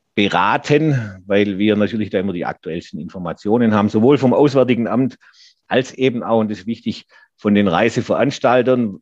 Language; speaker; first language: German; native; German